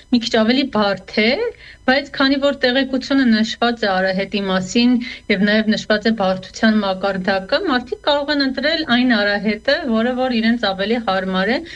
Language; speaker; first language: Armenian; native; Armenian